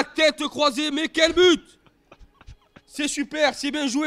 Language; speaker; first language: French; native; French